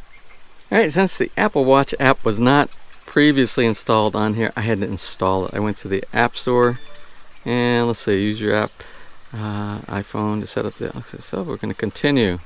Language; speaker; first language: English; native; English